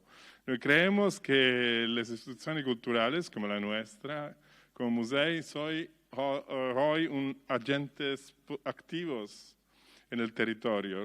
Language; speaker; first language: Spanish; non-native, learner; Italian